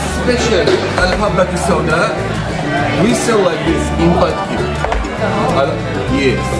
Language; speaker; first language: English; non-native, learner; Turkish